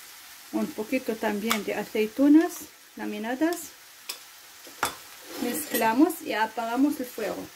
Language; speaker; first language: Spanish; non-native, fluent; Arabic